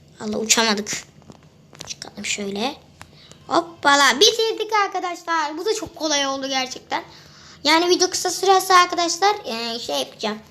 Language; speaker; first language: Turkish; native; Turkish